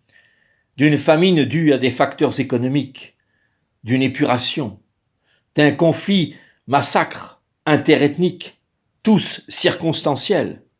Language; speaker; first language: French; native; French